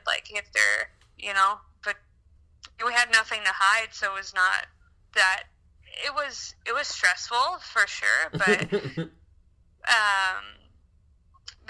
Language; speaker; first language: English; non-native, fluent; French